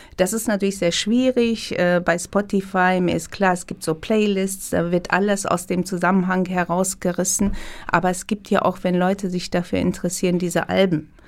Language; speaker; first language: German; non-native, fluent; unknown